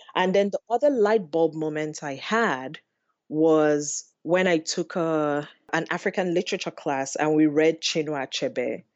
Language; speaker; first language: English; non-native, local second language; Igbo